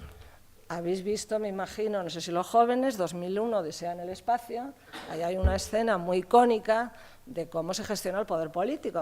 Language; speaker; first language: Spanish; native; Spanish